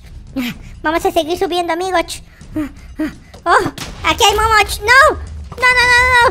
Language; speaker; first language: Spanish; native; Spanish